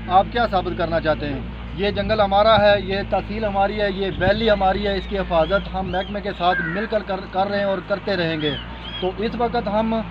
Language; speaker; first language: Urdu; non-native, local second language; Pahari-Potwari